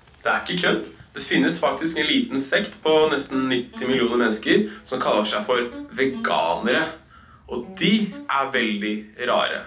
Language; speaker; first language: Norwegian; native; Norwegian